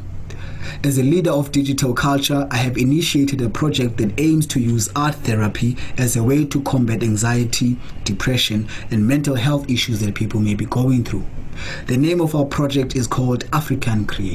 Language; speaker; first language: English; non-native, local second language; Xhosa